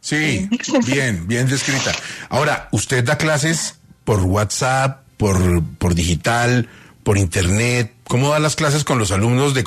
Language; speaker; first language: Spanish; native; Spanish